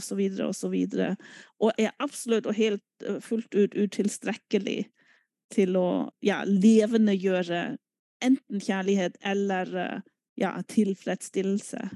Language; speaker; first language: Norwegian; non-native, fluent; German